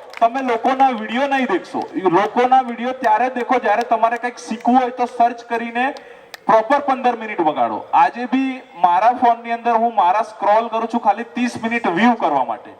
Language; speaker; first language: Gujarati; non-native, local second language; Rathawi